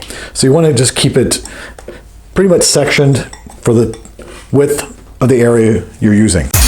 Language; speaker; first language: English; native; English